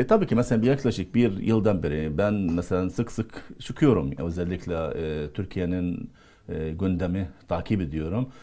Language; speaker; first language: Turkish; non-native, fluent; Arabic